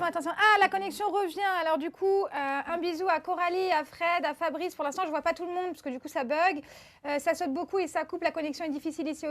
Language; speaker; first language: French; native; French